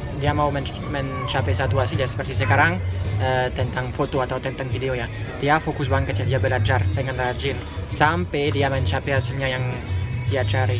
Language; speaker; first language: Indonesian; non-native, fluent; French